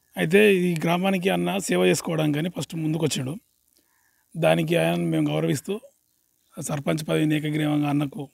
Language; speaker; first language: Telugu; native; Telugu